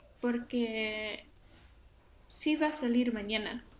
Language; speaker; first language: Spanish; early bilingual, heritage; Spanish